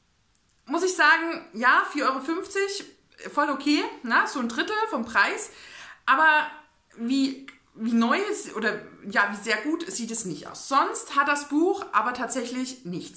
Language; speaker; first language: German; native; German